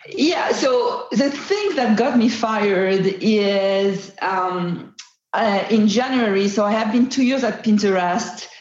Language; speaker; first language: English; non-native, fluent; French